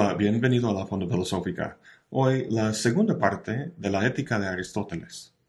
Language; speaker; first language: Spanish; non-native, fluent; English